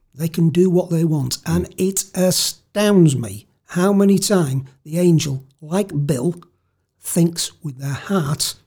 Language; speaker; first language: English; native; English